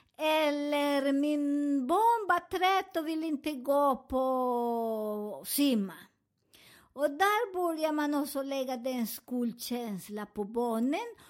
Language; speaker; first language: Swedish; non-native, fluent; Spanish